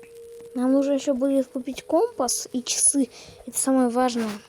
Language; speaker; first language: Russian; native; Russian